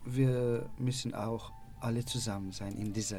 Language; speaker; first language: German; non-native, learner; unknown